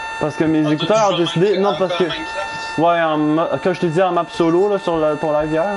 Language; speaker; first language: French; native; French